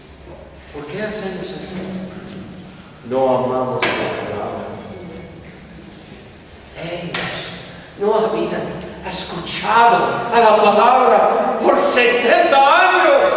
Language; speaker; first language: Spanish; non-native, fluent; English